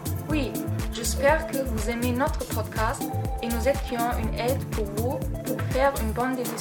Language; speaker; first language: French; non-native, learner; German